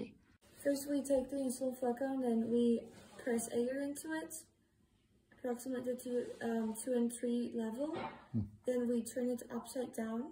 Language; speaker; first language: English; non-native, fluent; Turkish